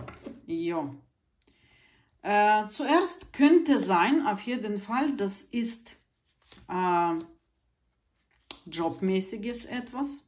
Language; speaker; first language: German; non-native, fluent; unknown